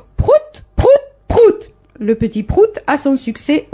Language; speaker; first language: French; native; French